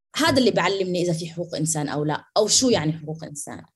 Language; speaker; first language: Arabic; native; Arabic